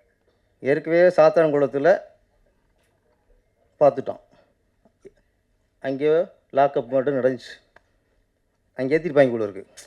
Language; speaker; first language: Tamil; native; Tamil